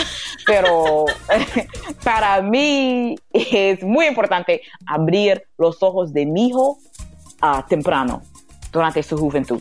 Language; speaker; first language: Spanish; non-native, learner; English